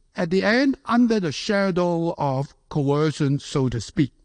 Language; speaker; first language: English; non-native, local second language; Cantonese